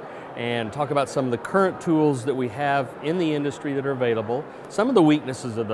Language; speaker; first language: English; native; English